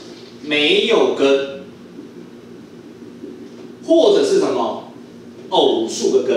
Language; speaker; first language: Chinese; native; Chinese